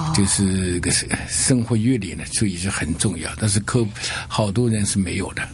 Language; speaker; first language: Chinese; native; Chinese